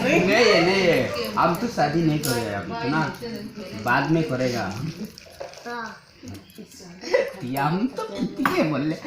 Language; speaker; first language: Hindi; non-native, local second language; Mizo